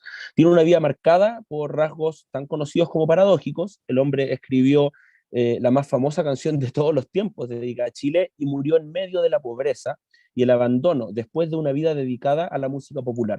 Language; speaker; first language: Spanish; native; Spanish